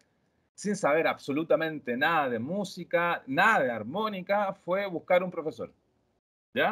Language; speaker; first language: Spanish; native; Spanish